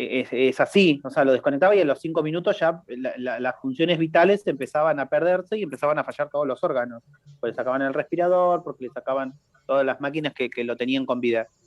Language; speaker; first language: Spanish; native; Spanish